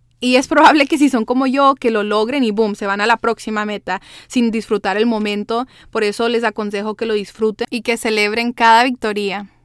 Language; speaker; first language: Spanish; early bilingual, heritage; Spanish